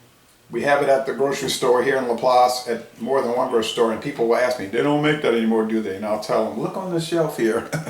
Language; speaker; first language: English; native; English